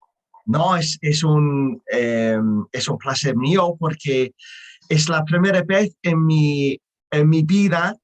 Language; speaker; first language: Spanish; non-native, learner; English